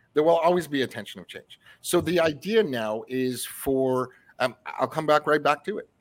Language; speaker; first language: English; early bilingual, other home language; French